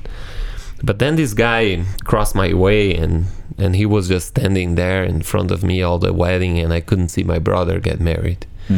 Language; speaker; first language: English; non-native, fluent; Portuguese